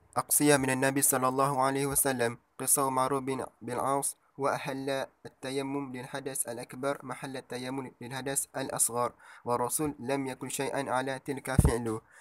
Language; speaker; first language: Arabic; non-native, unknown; Malay